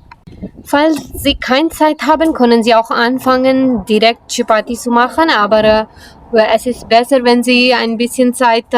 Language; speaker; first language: German; non-native, learner; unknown